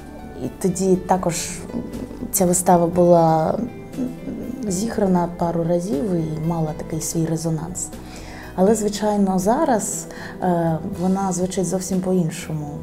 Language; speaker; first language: Ukrainian; native; Ukrainian